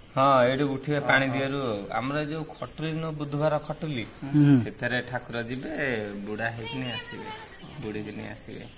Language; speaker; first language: Odia; native; Odia